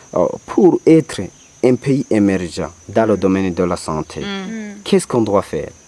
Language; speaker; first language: French; non-native, local second language; Rundi